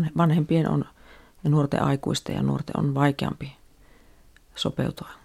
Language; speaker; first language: Finnish; native; Finnish